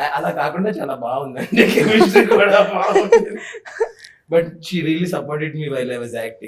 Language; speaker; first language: Telugu; native; Telugu